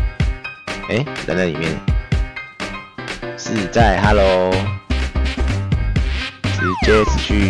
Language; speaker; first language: Chinese; native; Chinese